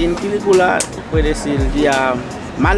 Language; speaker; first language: Spanish; non-native, fluent; Haitian Creole